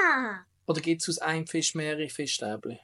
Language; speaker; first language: German; native; German